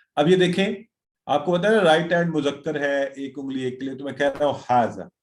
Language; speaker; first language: Urdu; native; Urdu